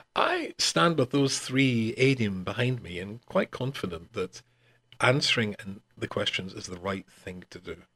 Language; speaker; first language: English; native; English